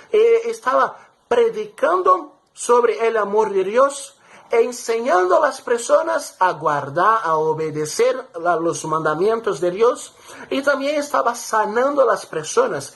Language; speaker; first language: Spanish; non-native, fluent; Portuguese